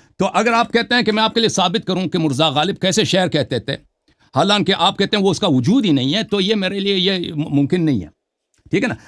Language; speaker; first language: Urdu; non-native, fluent; Persian